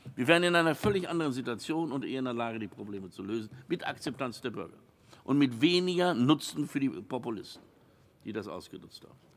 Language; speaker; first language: German; native; German